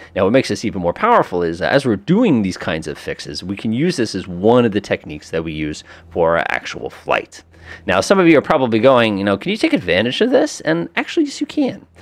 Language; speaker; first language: English; native; English